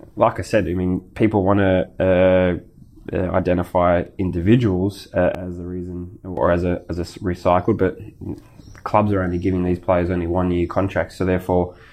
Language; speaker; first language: English; native; English